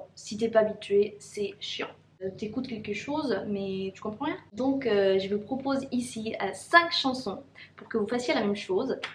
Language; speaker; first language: French; non-native, fluent; Spanish